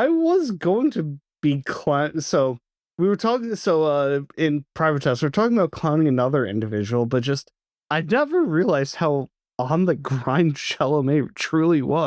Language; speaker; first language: English; native; English